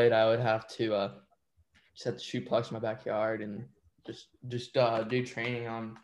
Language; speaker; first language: English; native; English